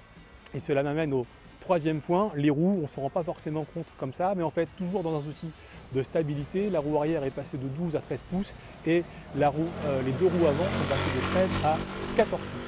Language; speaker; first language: French; native; French